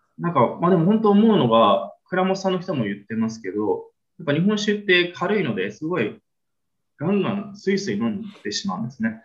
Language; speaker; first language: Japanese; early bilingual, heritage; Japanese